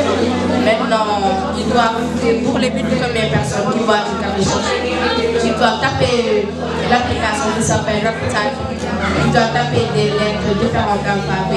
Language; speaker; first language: French; non-native, learner; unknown